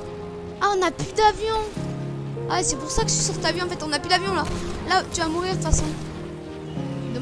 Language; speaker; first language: French; native; French